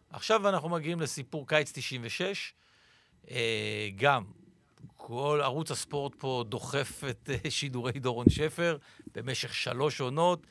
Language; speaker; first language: Hebrew; native; Hebrew